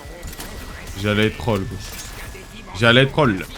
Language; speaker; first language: French; native; French